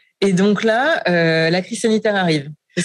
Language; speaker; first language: French; native; French